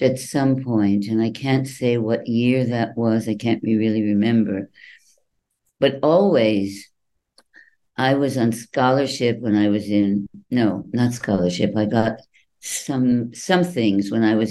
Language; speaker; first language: English; native; English